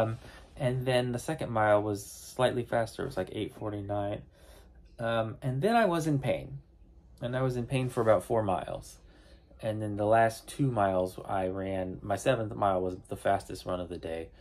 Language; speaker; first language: English; native; English